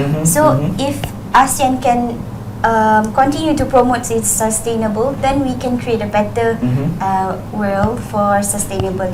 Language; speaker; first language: English; non-native, local second language; Malay